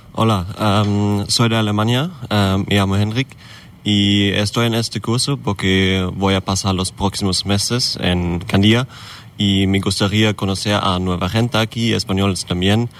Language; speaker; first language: Spanish; non-native, learner; German